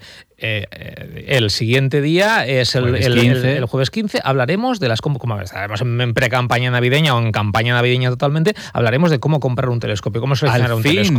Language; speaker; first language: Spanish; native; Spanish